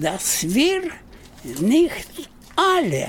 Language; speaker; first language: German; non-native, learner; Russian